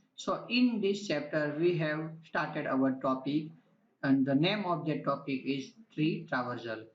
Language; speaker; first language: English; non-native, local second language; Gujarati